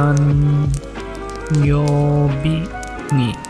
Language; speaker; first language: Japanese; non-native, learner; English